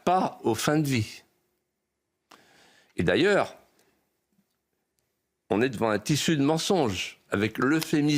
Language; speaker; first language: French; native; French